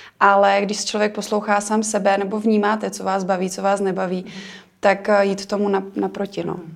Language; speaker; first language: Czech; native; Czech